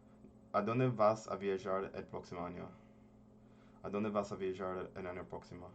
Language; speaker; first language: Spanish; early bilingual, heritage; English